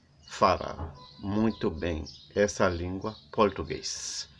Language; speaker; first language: Portuguese; non-native, learner; Haitian Creole